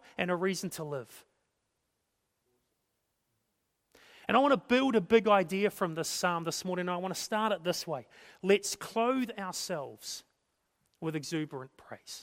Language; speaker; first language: English; native; English